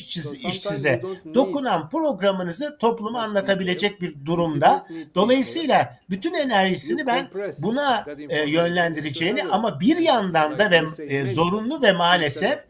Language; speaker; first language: Turkish; native; Turkish